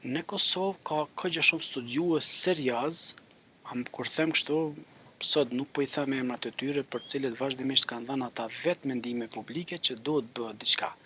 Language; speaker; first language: Albanian; native; Albanian